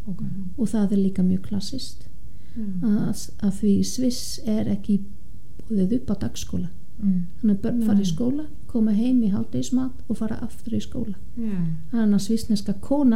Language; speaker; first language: Icelandic; non-native, fluent; German